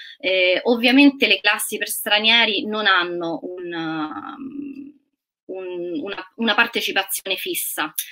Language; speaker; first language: Italian; native; Italian